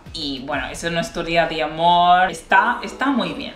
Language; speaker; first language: Spanish; non-native, fluent; English